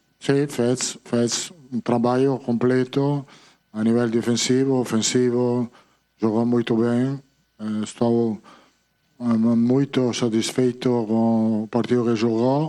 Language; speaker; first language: Portuguese; non-native, fluent; Italian